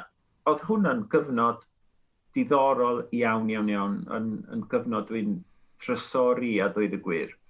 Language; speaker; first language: Welsh; non-native, fluent; Spanish